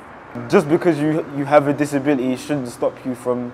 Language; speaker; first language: English; native; English